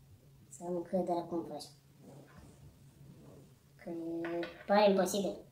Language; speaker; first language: Romanian; non-native, learner; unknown